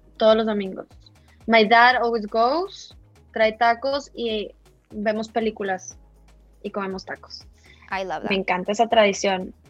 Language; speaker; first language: Spanish; native; Spanish